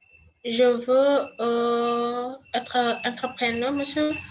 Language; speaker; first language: French; non-native, learner; Indonesian